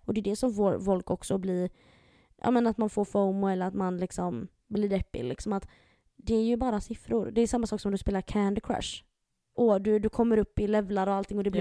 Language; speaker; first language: Swedish; native; Swedish